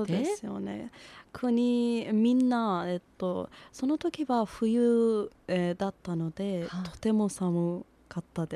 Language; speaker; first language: Japanese; non-native, learner; Persian